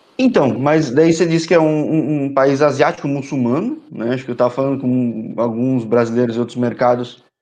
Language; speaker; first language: Portuguese; native; Portuguese